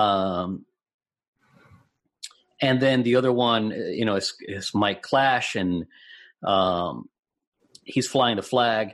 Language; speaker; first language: English; non-native, fluent; Spanish